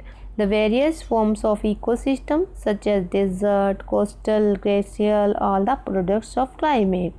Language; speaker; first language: English; non-native, local second language; Hindi